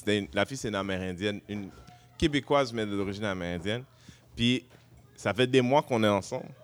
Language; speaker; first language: French; native; French